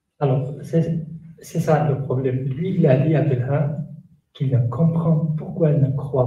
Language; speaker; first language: French; non-native, learner; Kurdish